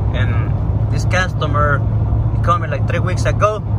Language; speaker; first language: English; non-native, learner; Spanish